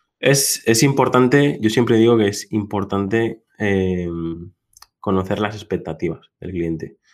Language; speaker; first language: Spanish; non-native, local second language; Catalan